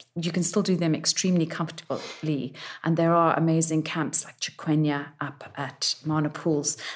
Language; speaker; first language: English; native; English